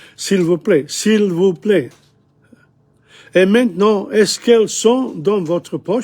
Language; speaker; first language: French; non-native, fluent; English